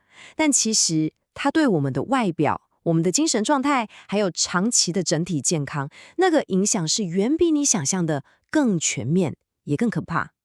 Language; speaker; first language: Chinese; native; Chinese